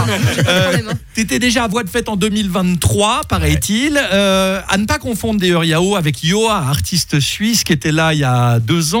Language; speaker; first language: French; native; French